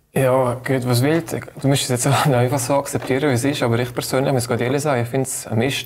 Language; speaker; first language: German; native; German